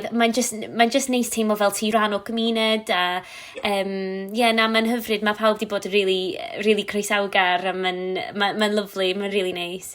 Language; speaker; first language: Welsh; non-native, local second language; English